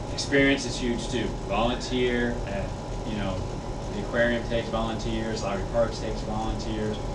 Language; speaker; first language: English; native; English